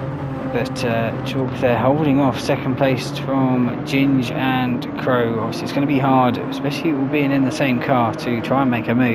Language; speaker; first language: English; native; English